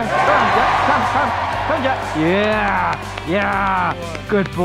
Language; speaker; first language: English; native; English